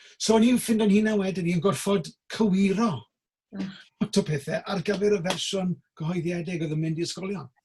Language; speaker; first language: Welsh; native; Welsh